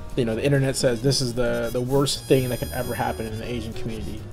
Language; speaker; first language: English; native; English